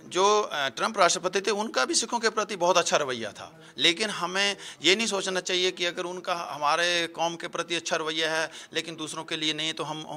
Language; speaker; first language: Hindi; non-native, local second language; Punjabi